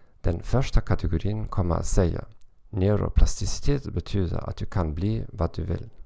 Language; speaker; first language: Swedish; non-native, learner; German